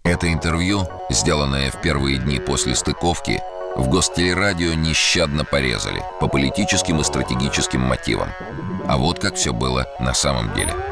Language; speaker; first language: Russian; native; Russian